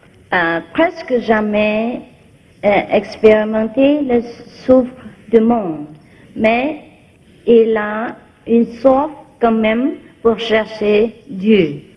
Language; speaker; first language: French; non-native, fluent; Vietnamese